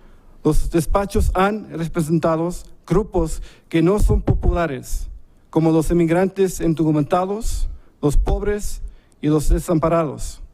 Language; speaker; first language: Spanish; early bilingual, heritage; English